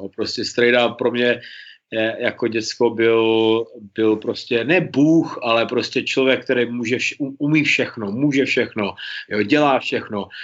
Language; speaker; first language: Czech; early bilingual, heritage; Czech